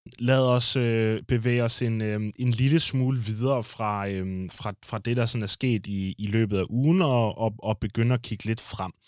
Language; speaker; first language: Danish; native; Danish